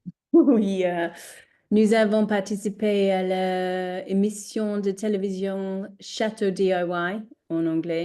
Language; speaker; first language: French; non-native, learner; English